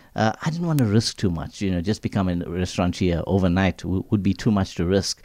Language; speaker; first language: English; native; English